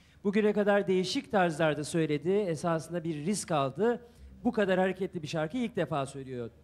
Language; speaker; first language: Turkish; native; Turkish